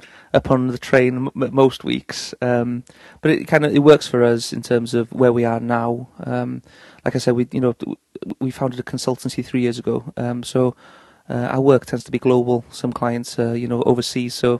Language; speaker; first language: English; native; English